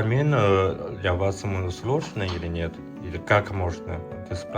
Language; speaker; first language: Russian; non-native, learner; Chinese